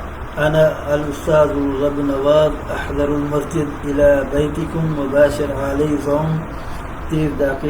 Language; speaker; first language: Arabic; non-native, learner; Urdu